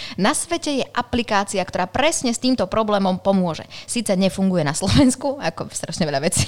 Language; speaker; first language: Slovak; native; Slovak